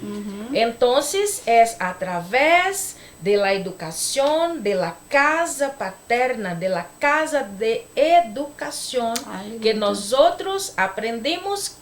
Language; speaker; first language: Spanish; non-native, learner; Portuguese